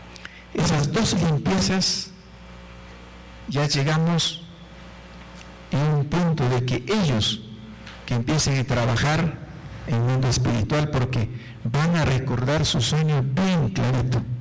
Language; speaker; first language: Spanish; non-native, local second language; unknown